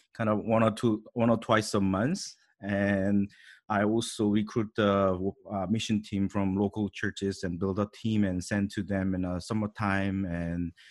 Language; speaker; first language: English; non-native, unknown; Korean